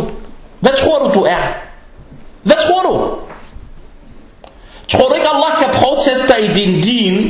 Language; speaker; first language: Danish; non-native, local second language; Arabic